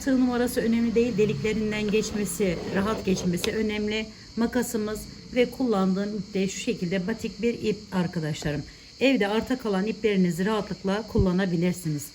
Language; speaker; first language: Turkish; native; Turkish